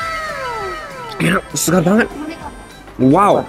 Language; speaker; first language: Indonesian; non-native, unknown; Japanese